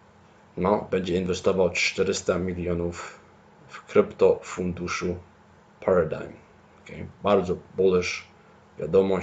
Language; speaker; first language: Polish; early bilingual, heritage; Polish